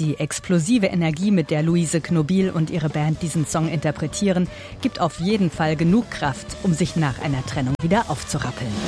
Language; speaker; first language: German; native; German